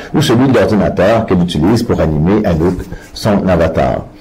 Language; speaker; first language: French; native; French